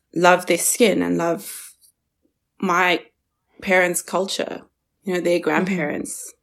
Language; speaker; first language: English; early bilingual, other home language; Chinese